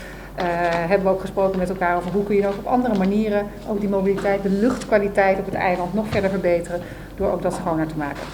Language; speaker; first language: Dutch; native; Dutch